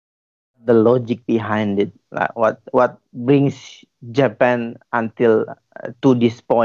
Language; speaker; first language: English; non-native, learner; Indonesian